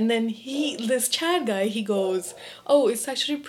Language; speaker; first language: English; non-native, local second language; Urdu